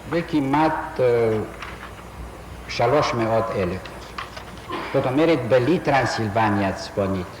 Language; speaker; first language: Hebrew; non-native, fluent; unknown